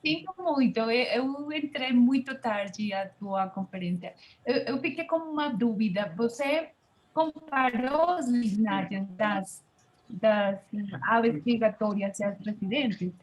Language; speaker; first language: Portuguese; non-native, fluent; Spanish